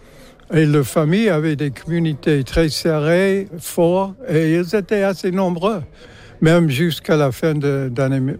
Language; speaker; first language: French; non-native, fluent; English